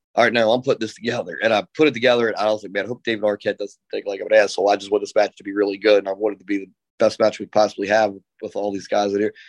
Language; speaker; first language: English; native; English